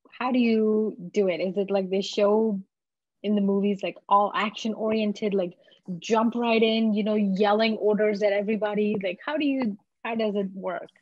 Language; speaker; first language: English; native; English